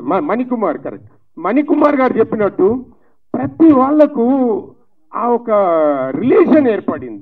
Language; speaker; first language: Telugu; native; Telugu